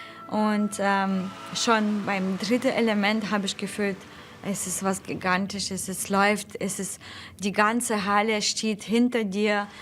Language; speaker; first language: German; non-native, fluent; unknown